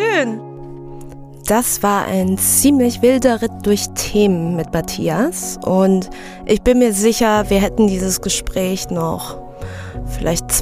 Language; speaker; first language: German; early bilingual, other home language; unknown